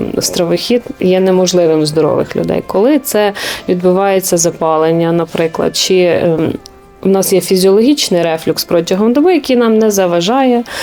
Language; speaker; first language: Ukrainian; native; Ukrainian